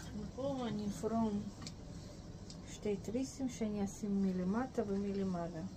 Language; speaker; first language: Hebrew; non-native, fluent; Russian